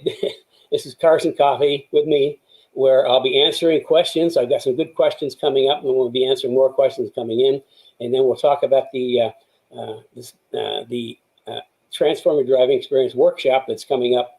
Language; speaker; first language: English; native; English